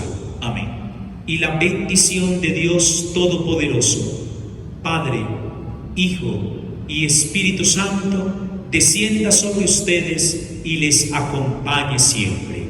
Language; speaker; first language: Spanish; native; Spanish